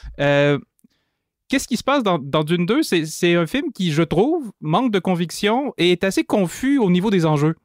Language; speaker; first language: French; native; French